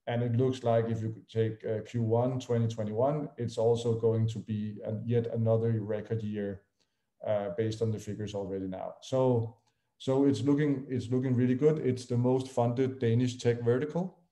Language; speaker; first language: English; non-native, fluent; Danish